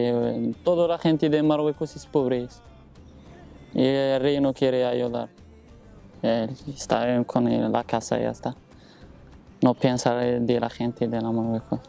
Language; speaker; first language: Spanish; non-native, learner; Arabic